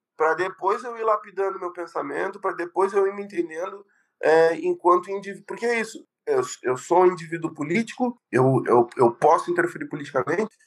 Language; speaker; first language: Portuguese; native; Portuguese